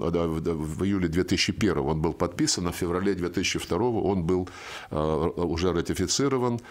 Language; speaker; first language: Russian; native; Russian